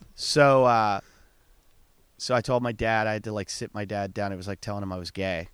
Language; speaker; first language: English; native; English